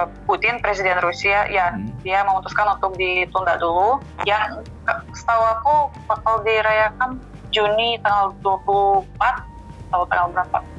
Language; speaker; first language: Indonesian; non-native, fluent; Russian